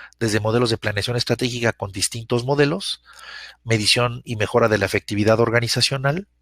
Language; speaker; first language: Spanish; native; Spanish